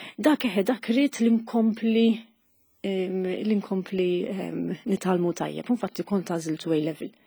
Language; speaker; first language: Maltese; native; Maltese